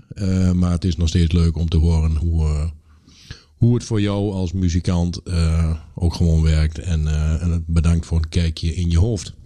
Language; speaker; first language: Dutch; native; Dutch